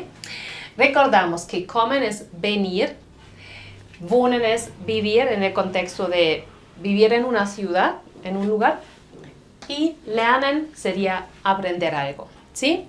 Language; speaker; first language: Spanish; non-native, fluent; German